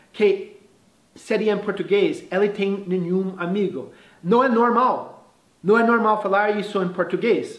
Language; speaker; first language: Portuguese; non-native, fluent; English